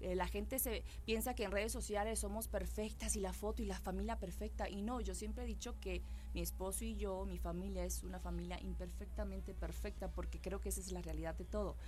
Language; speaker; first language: Spanish; early bilingual, heritage; Spanish